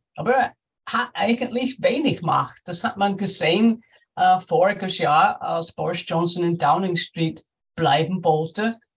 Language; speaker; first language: German; non-native, fluent; English